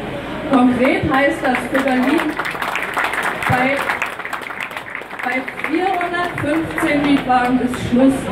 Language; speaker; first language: German; native; German